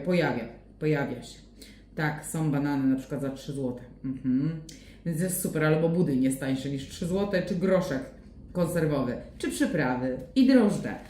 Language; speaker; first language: Polish; native; Polish